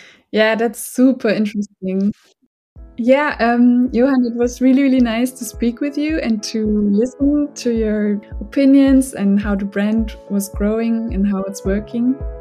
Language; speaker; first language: English; non-native, fluent; German